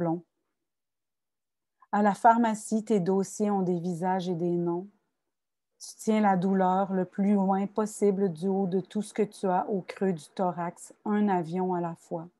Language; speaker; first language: French; native; French